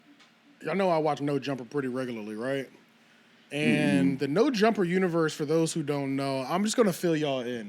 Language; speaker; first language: English; native; English